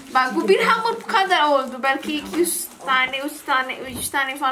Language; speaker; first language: Turkish; non-native, learner; Indonesian